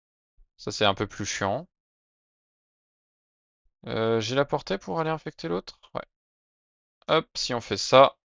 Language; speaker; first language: French; native; French